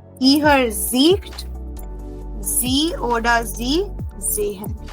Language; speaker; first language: German; non-native, fluent; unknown